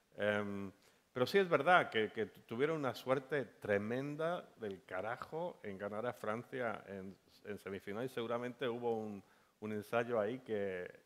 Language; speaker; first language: Spanish; non-native, fluent; English